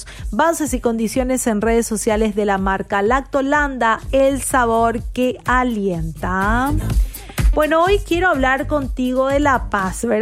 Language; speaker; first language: Spanish; native; Spanish